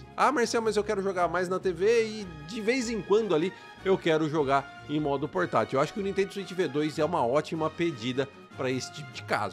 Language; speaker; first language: Portuguese; native; Portuguese